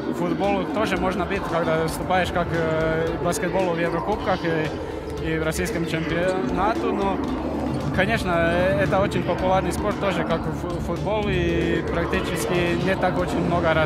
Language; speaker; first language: Russian; non-native, learner; Croatian